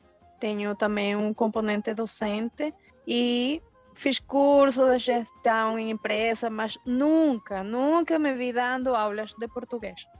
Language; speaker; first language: Portuguese; early bilingual, heritage; Spanish